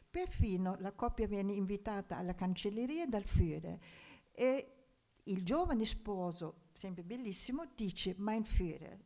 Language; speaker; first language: Italian; non-native, fluent; German